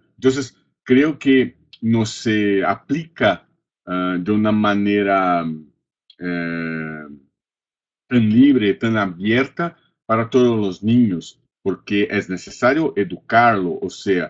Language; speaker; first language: Spanish; non-native, fluent; Portuguese